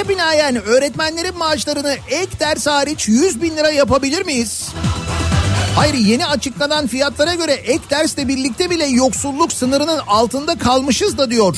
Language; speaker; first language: Turkish; native; Turkish